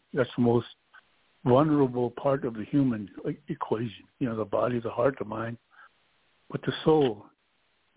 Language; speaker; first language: English; early bilingual, other home language; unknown